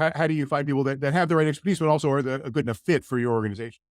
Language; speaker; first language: English; native; English